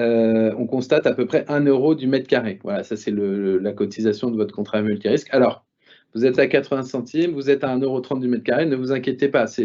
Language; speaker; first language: French; native; French